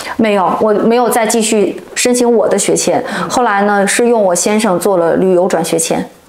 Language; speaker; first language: Chinese; native; Chinese